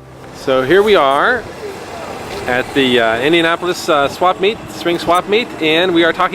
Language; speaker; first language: English; native; English